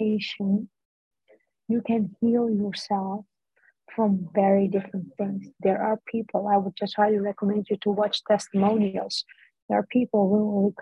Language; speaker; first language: English; non-native, fluent; Dutch